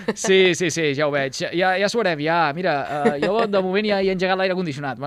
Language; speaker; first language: Catalan; native; Catalan